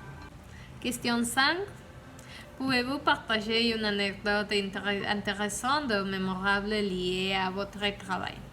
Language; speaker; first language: French; non-native, learner; Spanish